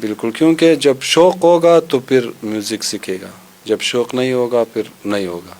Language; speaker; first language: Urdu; non-native, local second language; Hazaragi